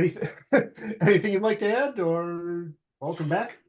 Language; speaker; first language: English; native; English